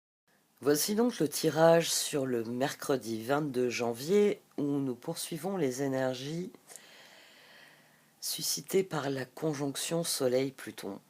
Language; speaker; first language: French; native; French